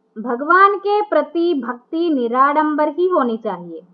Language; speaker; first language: Hindi; non-native, local second language; Telugu